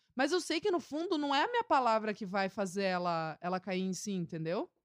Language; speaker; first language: Portuguese; native; Portuguese